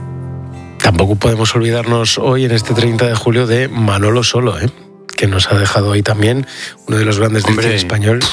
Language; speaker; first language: Spanish; native; Spanish